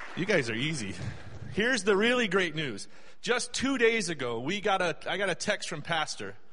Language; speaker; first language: English; native; English